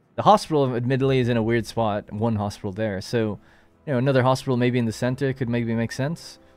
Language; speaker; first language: English; native; English